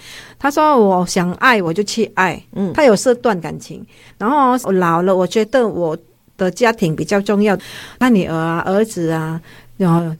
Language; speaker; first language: Chinese; non-native, fluent; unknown